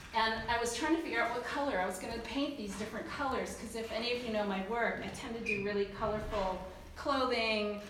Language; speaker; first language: English; early bilingual, other home language; Chinese